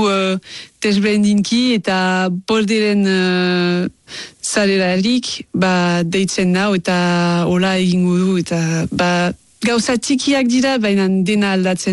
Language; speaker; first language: Basque; non-native, local second language; French